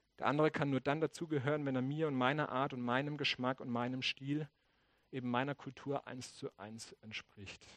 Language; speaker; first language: German; native; German